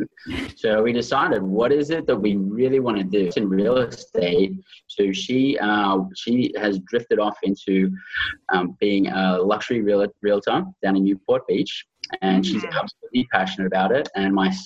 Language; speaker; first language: English; native; English